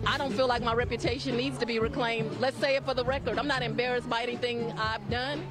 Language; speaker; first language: English; native; English